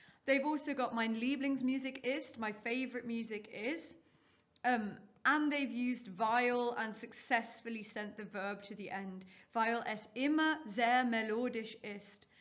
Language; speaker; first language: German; non-native, fluent; English